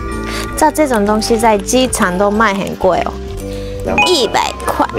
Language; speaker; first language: Chinese; non-native, fluent; Japanese